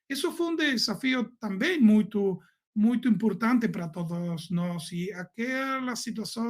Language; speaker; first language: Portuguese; non-native, learner; Spanish